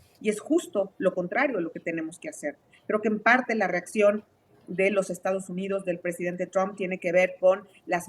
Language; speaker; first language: Spanish; native; Spanish